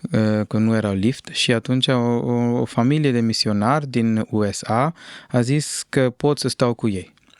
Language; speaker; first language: Romanian; non-native, fluent; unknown